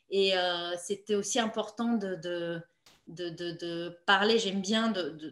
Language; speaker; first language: French; non-native, fluent; Romanian